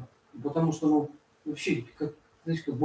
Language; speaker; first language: Russian; native; Russian